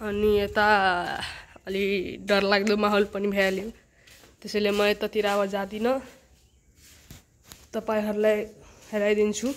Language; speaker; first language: Nepali; non-native, local second language; Maithili